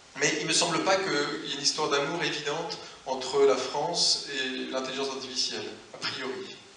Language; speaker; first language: French; native; French